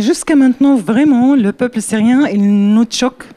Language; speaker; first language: French; non-native, learner; Arabic